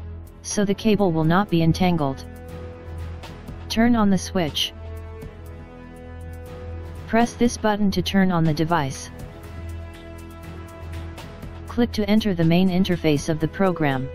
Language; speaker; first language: English; non-native, fluent; Chinese